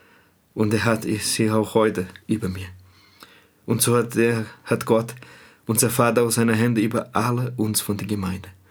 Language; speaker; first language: German; non-native, fluent; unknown